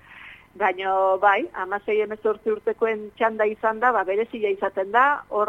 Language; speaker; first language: Basque; native; Basque